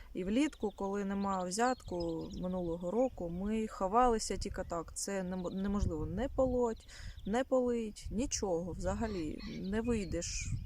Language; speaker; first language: Ukrainian; non-native, local second language; Russian